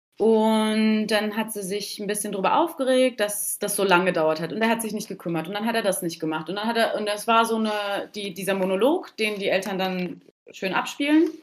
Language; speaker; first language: German; early bilingual, other home language; Turkish